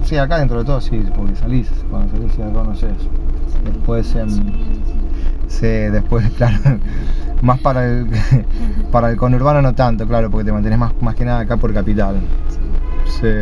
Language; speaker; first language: Spanish; native; Spanish